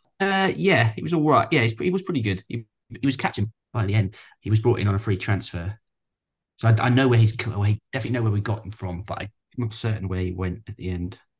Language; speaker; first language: English; native; English